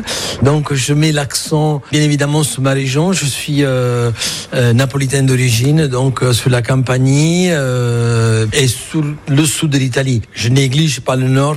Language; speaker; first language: French; non-native, fluent; Italian